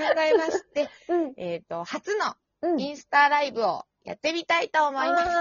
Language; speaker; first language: Japanese; native; Japanese